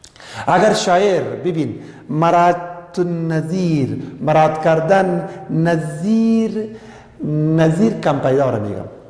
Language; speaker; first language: Persian; non-native, local second language; Pashto